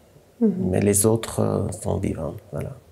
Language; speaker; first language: French; non-native, fluent; Armenian